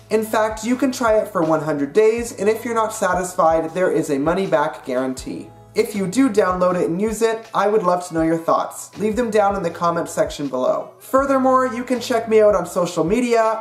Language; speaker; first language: English; native; English